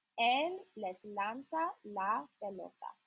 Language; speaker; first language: Spanish; non-native, learner; English